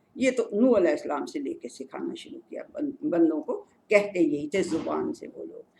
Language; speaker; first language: Urdu; native; Urdu